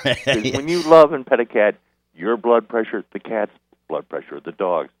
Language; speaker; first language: English; native; English